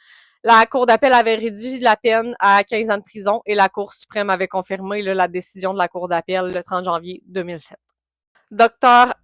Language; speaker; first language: French; native; French